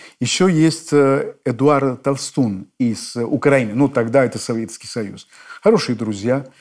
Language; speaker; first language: Russian; non-native, fluent; Spanish